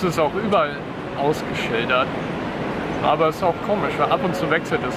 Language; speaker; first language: German; native; German